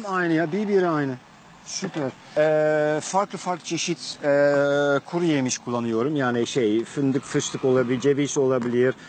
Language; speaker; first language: Turkish; non-native, learner; Dutch